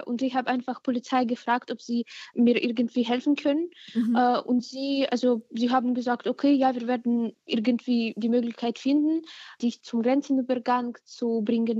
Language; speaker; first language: German; non-native, fluent; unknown